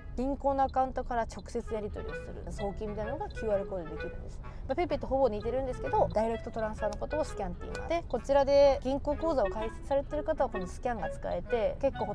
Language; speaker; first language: Japanese; native; Japanese